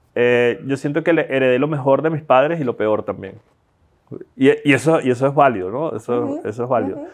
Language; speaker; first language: Spanish; native; Spanish